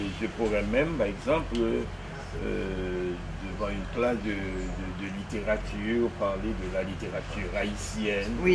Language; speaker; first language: French; non-native, local second language; Haitian Creole